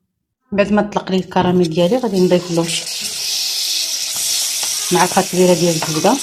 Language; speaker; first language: Arabic; native; Arabic